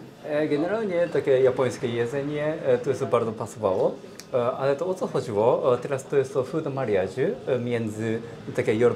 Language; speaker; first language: Polish; non-native, learner; Japanese